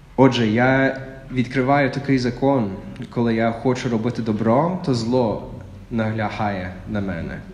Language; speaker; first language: Ukrainian; non-native, fluent; English